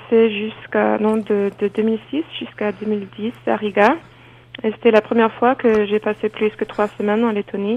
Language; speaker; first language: French; non-native, fluent; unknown